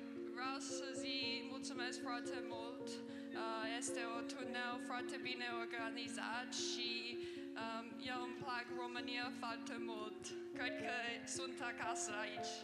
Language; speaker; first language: Romanian; early bilingual, heritage; English